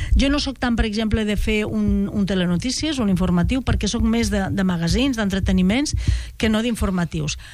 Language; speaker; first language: Catalan; native; Catalan